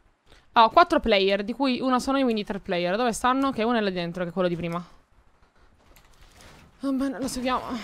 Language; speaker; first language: Italian; native; Italian